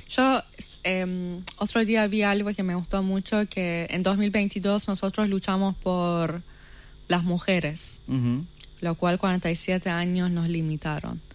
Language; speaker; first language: Spanish; non-native, fluent; Persian